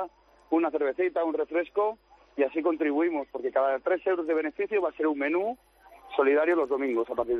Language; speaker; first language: Spanish; native; Spanish